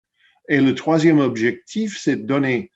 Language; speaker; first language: French; non-native, fluent; English